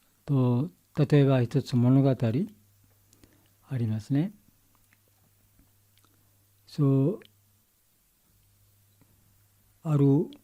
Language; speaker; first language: Japanese; non-native, learner; Bangla